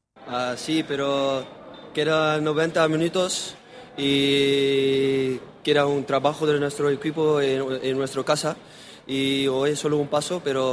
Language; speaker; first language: Spanish; non-native, learner; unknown